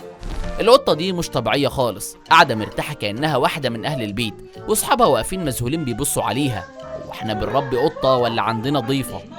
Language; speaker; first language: Arabic; native; Arabic